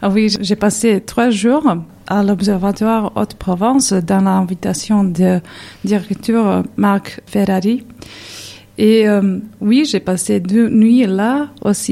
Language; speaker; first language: French; non-native, learner; Serbian